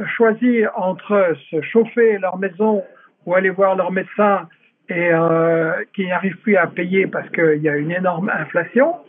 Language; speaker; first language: French; native; French